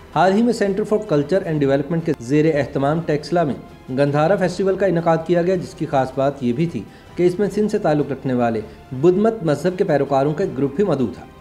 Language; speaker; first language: Urdu; native; Urdu